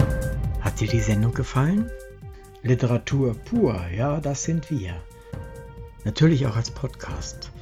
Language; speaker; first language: German; native; German